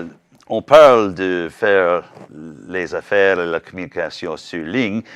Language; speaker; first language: French; non-native, learner; English